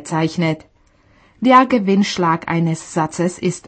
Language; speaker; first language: German; non-native, fluent; Czech